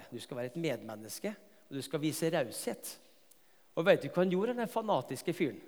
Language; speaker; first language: Norwegian; native; Norwegian